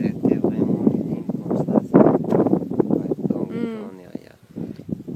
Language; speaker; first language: French; non-native, local second language; Arabic